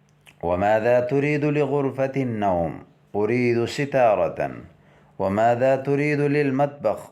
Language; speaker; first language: Arabic; non-native, fluent; Urdu